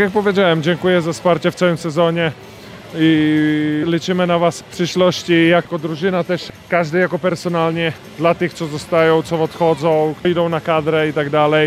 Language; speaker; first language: Polish; non-native, fluent; Czech